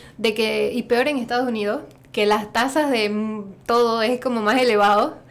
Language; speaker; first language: Spanish; native; Spanish